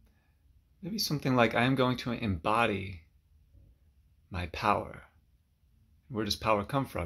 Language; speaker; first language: English; native; English